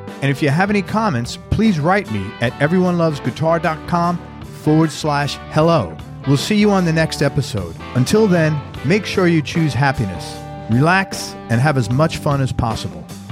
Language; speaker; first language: English; native; English